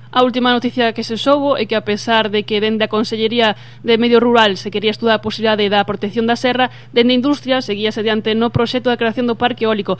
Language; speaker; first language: Galician; native; Galician